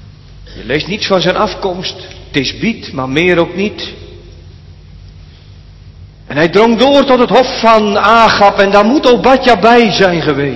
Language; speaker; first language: Dutch; native; Dutch